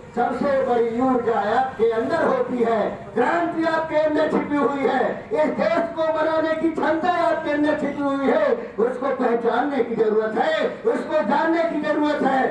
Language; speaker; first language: Hindi; native; Hindi